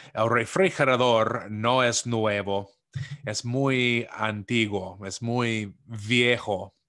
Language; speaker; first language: Spanish; non-native, fluent; English